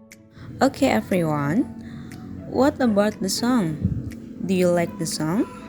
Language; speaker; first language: English; non-native, learner; Indonesian